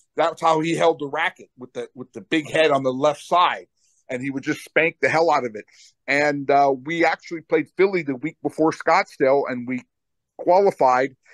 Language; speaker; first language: English; native; English